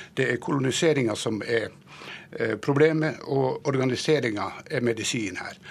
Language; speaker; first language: Norwegian; native; Norwegian